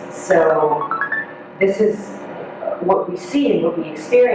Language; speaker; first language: English; non-native, fluent; Hebrew